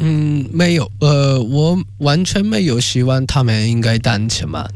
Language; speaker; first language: Chinese; non-native, fluent; Japanese